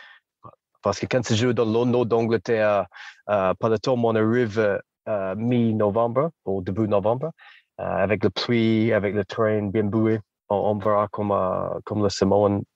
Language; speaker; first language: French; non-native, fluent; English